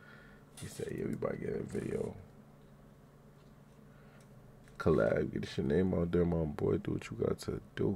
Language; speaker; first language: English; native; English